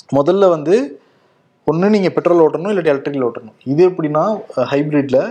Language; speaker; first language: Tamil; native; Tamil